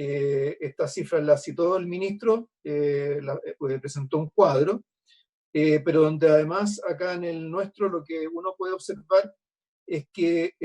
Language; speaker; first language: Spanish; native; Spanish